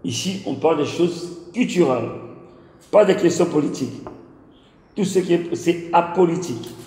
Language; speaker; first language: French; non-native, local second language; Lingala